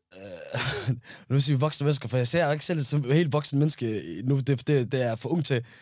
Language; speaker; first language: Danish; early bilingual, other home language; Somali